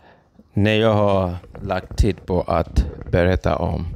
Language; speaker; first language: Swedish; non-native, fluent; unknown